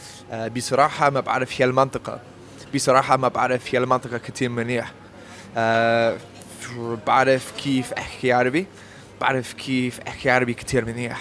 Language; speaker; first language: Arabic; non-native, learner; English